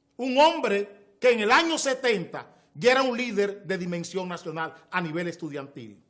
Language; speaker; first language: Spanish; native; Spanish